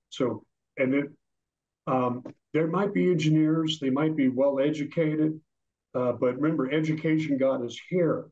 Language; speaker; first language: English; native; English